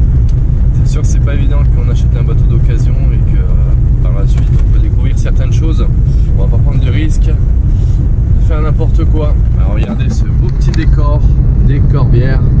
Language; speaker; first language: French; native; French